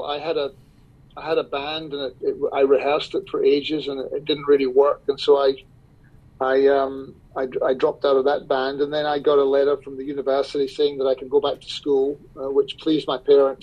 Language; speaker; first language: English; native; English